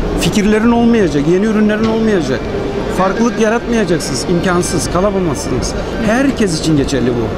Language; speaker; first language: Turkish; early bilingual, heritage; Turkish